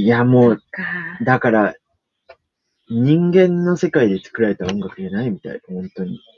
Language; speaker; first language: Japanese; native; Japanese